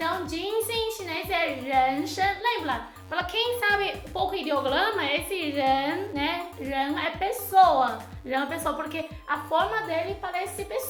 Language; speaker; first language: Portuguese; non-native, fluent; Chinese